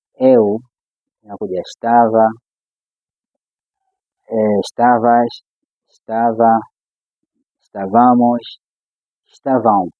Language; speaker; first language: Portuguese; non-native, fluent; Swahili